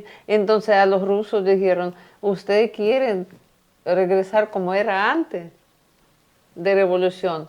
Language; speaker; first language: Spanish; non-native, fluent; Russian